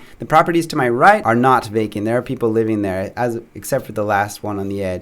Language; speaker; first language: English; native; English